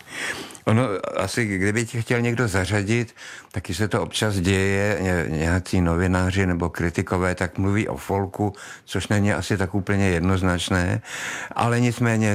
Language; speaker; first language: Czech; native; Czech